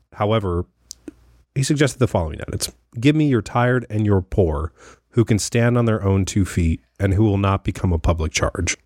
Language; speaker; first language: English; native; English